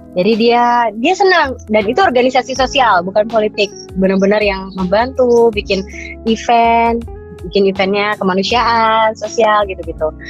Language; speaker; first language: Indonesian; native; Indonesian